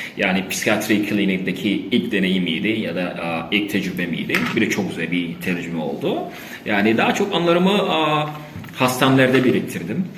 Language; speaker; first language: Turkish; non-native, fluent; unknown